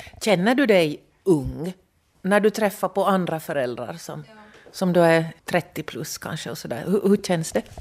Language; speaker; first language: Swedish; native; Swedish